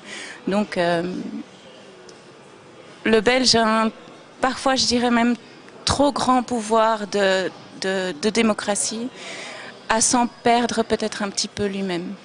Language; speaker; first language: French; native; French